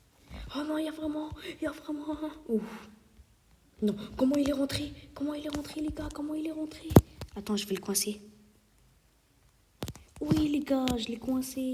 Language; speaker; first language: French; native; French